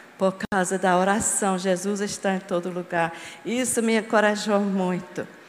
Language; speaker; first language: Portuguese; non-native, fluent; English